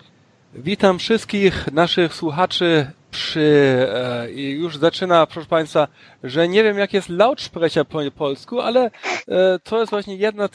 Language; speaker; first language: Polish; early bilingual, other home language; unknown